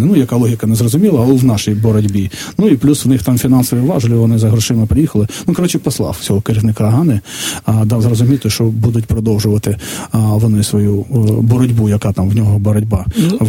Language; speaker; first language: Ukrainian; native; Ukrainian